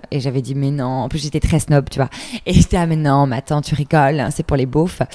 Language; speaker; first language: French; native; French